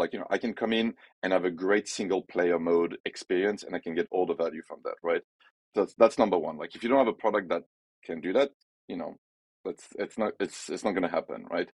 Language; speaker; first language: English; non-native, fluent; French